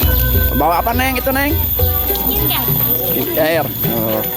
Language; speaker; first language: Indonesian; non-native, local second language; Sundanese